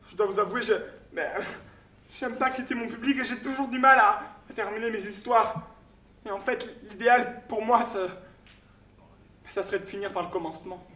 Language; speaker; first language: French; native; French